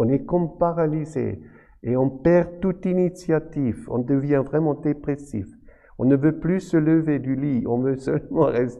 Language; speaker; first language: French; non-native, fluent; German